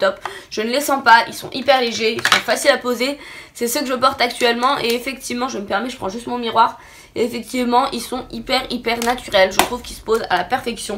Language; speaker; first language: French; native; French